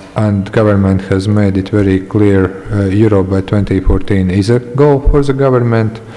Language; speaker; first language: English; non-native, fluent; Latvian